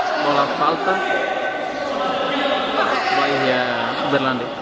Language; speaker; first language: Portuguese; non-native, local second language; Tetum